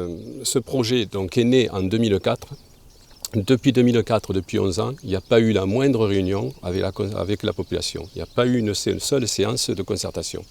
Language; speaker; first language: French; native; French